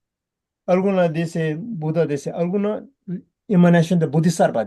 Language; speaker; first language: Spanish; non-native, learner; Tibetan